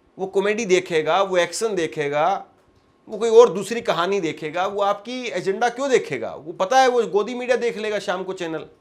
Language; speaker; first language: Hindi; native; Hindi